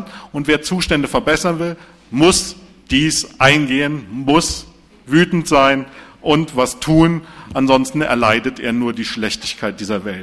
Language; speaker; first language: German; native; German